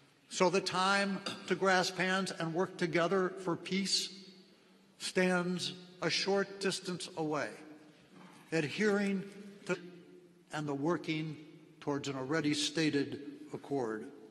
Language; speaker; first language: English; native; English